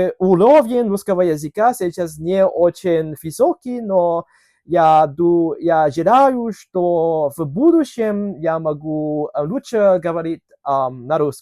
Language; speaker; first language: Russian; non-native, learner; Cantonese